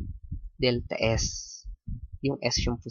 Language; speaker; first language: Filipino; native; Filipino